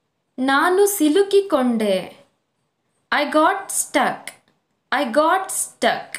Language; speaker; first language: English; non-native, local second language; Kannada